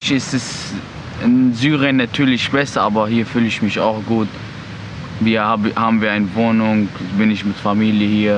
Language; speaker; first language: German; non-native, learner; Arabic